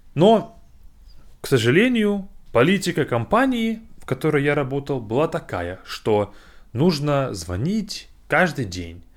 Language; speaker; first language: Russian; native; Russian